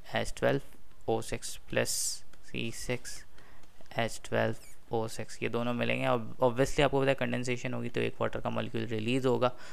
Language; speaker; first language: Urdu; native; Urdu